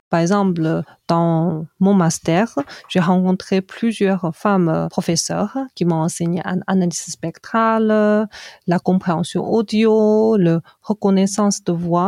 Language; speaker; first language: French; non-native, fluent; Chinese